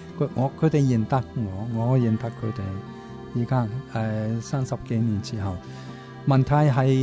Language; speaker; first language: Cantonese; non-native, fluent; Italian